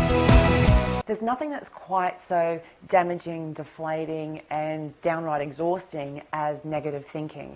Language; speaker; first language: English; native; English